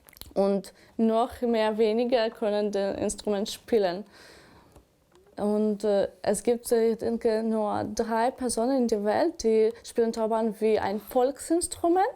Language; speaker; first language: German; non-native, learner; Ukrainian